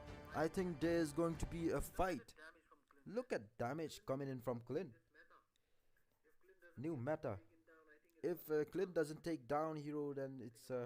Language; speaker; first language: English; non-native, local second language; Khasi